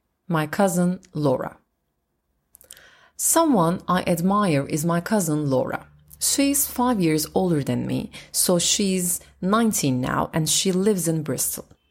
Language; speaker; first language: English; non-native, fluent; Turkish